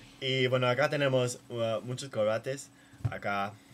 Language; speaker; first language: Spanish; non-native, learner; English